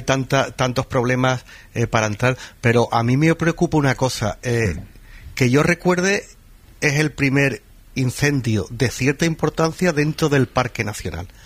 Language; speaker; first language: Spanish; native; Spanish